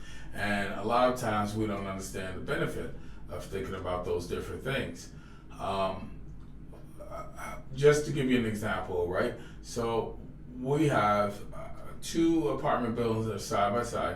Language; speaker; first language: English; native; English